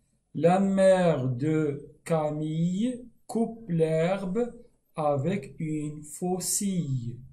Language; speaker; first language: French; non-native, fluent; Arabic